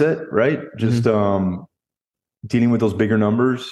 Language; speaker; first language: English; native; English